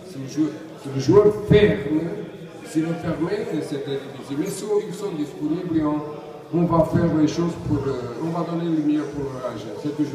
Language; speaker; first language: French; non-native, learner; Portuguese